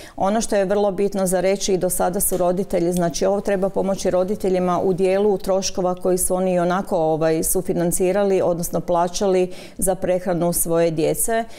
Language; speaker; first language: Croatian; native; Croatian